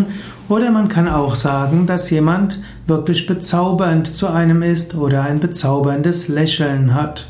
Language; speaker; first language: German; native; German